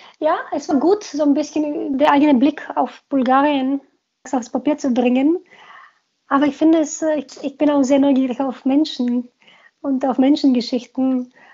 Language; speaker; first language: German; non-native, fluent; Bulgarian